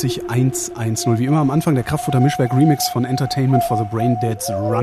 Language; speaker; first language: German; native; German